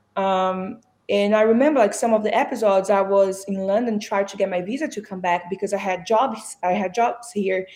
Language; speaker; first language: English; non-native, fluent; Portuguese